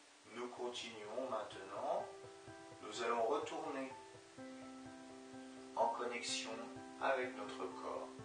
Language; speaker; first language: French; native; French